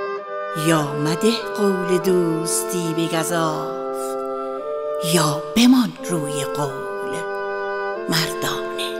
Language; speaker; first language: Persian; native; Persian